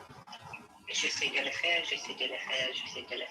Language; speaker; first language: French; non-native, learner; Turkish